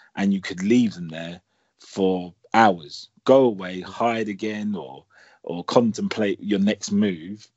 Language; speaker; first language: English; native; English